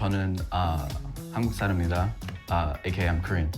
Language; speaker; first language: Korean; early bilingual, heritage; Korean